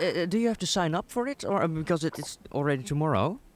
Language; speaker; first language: English; non-native, fluent; Dutch